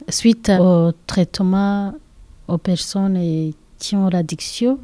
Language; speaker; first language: French; non-native, learner; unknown